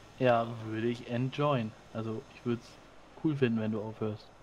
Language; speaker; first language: German; native; German